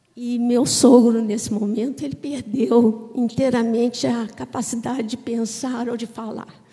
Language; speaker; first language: Portuguese; native; Portuguese